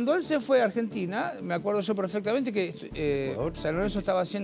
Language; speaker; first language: Spanish; native; Spanish